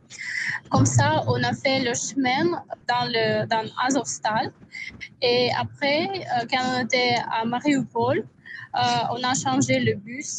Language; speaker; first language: French; non-native, fluent; Russian